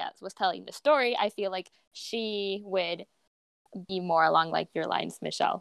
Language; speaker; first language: English; native; English